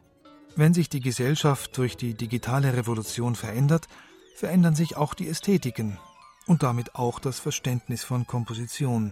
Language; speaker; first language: German; native; German